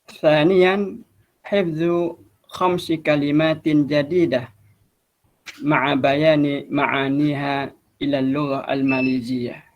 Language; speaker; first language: Arabic; non-native, fluent; Malay